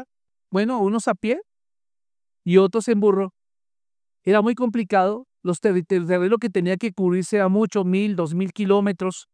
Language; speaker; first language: Spanish; native; Spanish